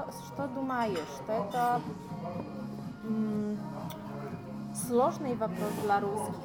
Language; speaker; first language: Russian; non-native, learner; Polish